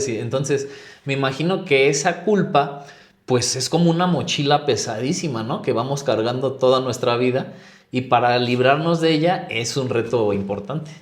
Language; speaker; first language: Spanish; native; Spanish